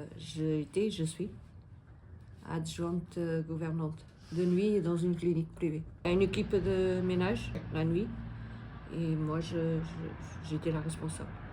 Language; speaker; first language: French; non-native, fluent; Portuguese